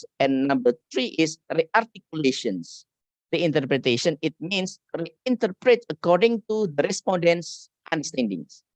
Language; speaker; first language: English; non-native, learner; Indonesian